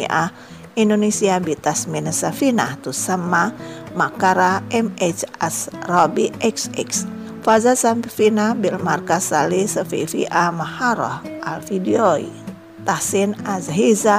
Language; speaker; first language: Arabic; non-native, learner; Indonesian